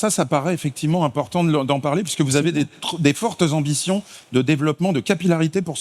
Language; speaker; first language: French; native; French